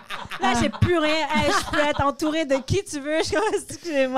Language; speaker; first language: French; native; French